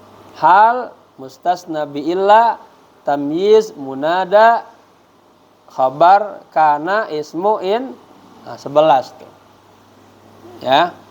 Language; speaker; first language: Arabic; non-native, fluent; Indonesian